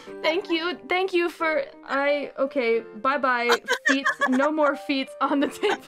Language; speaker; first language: English; non-native, learner; Japanese